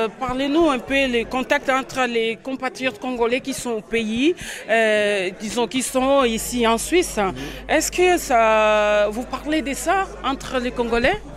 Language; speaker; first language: French; non-native, local second language; Lingala